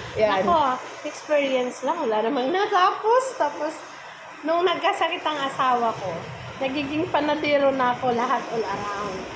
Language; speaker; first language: Filipino; non-native, local second language; Cebuano